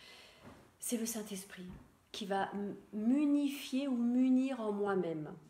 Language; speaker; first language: French; native; French